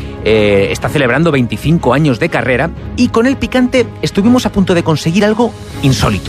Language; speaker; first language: Spanish; native; Spanish